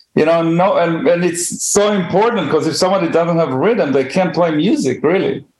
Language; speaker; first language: English; non-native, fluent; Hebrew